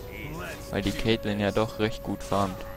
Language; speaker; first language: German; native; German